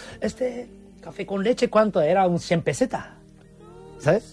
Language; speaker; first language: Spanish; non-native, learner; Japanese